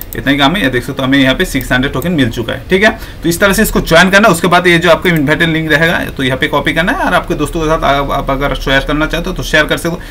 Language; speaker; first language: Hindi; native; Hindi